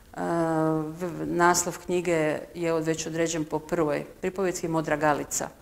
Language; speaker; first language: Croatian; native; Croatian